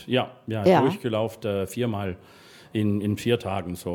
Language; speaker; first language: German; non-native, learner; English